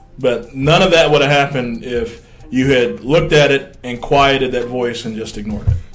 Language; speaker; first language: English; native; English